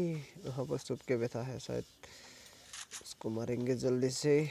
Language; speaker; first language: Hindi; non-native, local second language; Assamese